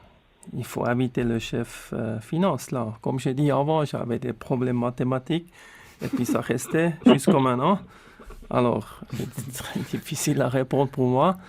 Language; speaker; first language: French; non-native, local second language; Swiss German